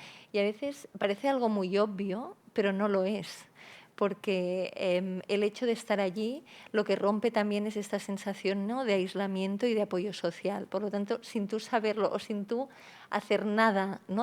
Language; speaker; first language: Catalan; native; Catalan